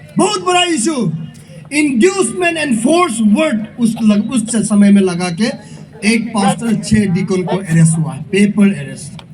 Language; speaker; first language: Hindi; non-native, local second language; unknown